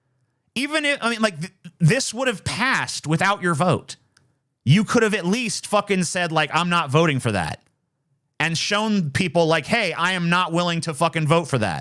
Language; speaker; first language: English; native; English